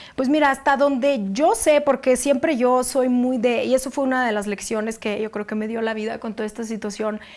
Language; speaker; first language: Spanish; non-native, fluent; Russian